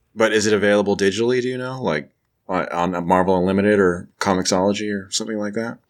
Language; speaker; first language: English; native; English